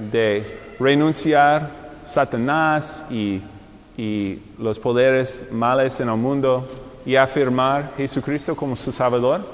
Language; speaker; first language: Spanish; non-native, fluent; English